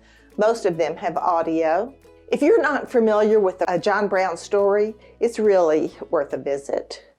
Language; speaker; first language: English; native; English